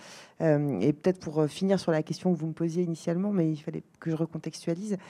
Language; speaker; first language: French; native; French